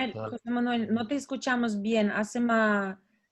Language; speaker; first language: Spanish; non-native, learner; Russian